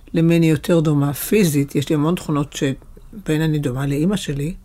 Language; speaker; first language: Hebrew; native; Hebrew